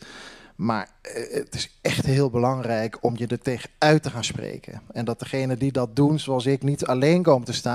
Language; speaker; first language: Dutch; native; Dutch